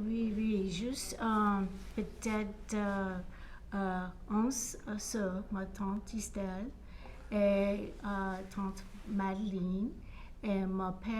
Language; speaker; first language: French; non-native, learner; English